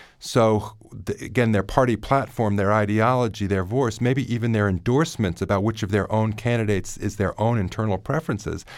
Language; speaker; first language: English; native; English